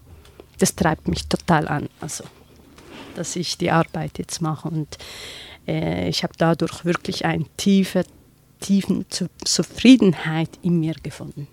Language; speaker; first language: German; non-native, fluent; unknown